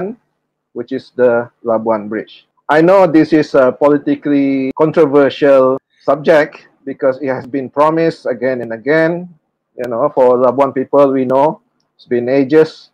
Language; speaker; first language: English; non-native, local second language; Malay